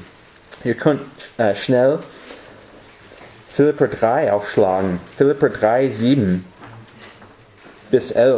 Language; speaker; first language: German; non-native, fluent; English